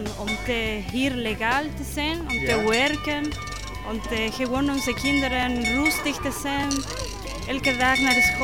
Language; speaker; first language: Dutch; non-native, learner; Spanish